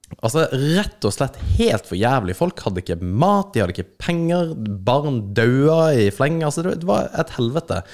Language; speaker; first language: Norwegian; native; Norwegian